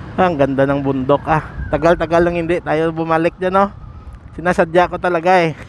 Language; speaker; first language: Filipino; non-native, local second language; Hiligaynon